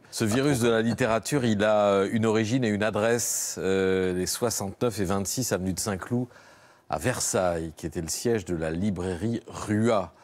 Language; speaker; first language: French; native; French